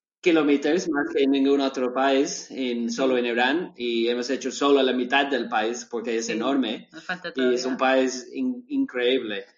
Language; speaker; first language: Spanish; non-native, learner; English